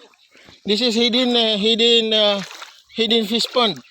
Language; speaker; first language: English; non-native, learner; Filipino